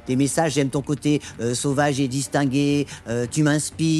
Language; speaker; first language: French; native; French